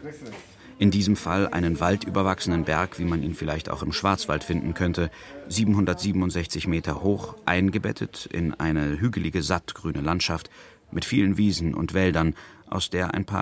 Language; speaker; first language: German; early bilingual, other home language; Bosnian